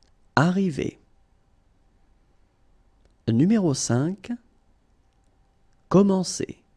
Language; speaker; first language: French; native; French